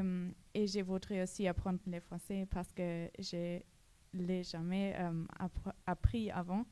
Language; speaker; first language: French; non-native, learner; German